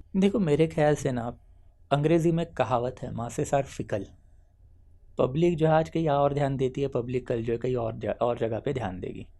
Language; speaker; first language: Hindi; non-native, local second language; Marathi